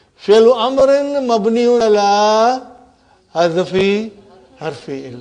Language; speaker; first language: Arabic; non-native, fluent; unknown